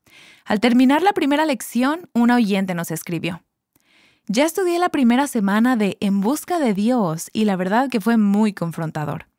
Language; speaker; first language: Spanish; native; Spanish